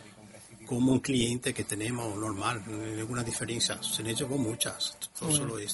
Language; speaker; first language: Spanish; non-native, learner; Italian